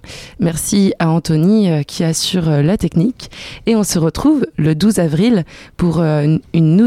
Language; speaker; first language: French; native; French